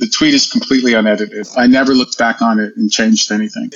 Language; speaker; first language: English; native; English